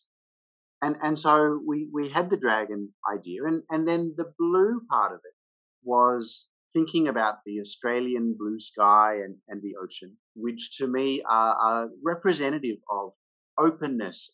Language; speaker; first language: English; native; English